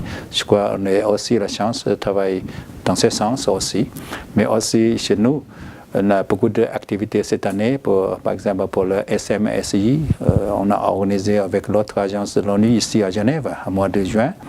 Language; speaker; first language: French; non-native, learner; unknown